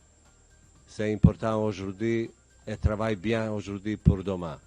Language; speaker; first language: French; non-native, learner; Bosnian